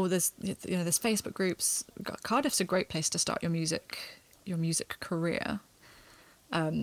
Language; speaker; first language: English; native; English